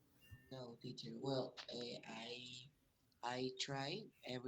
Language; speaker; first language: English; non-native, learner; Spanish